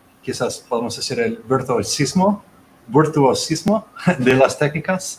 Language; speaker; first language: Spanish; non-native, fluent; English